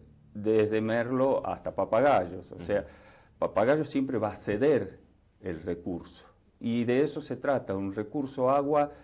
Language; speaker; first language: Spanish; native; Spanish